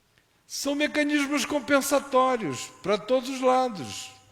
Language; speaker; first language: Portuguese; native; Portuguese